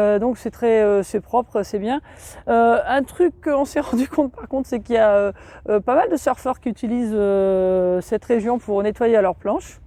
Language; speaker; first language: French; native; French